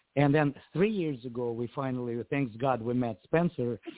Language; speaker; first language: English; non-native, fluent; Ukrainian